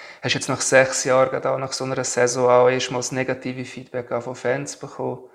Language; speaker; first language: German; native; German